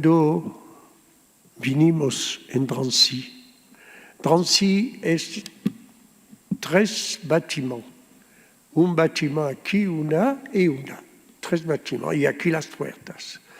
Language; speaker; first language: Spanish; early bilingual, heritage; Ladino